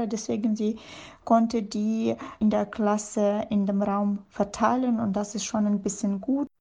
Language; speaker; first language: German; non-native, fluent; Russian